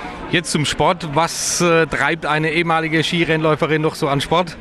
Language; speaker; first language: German; native; German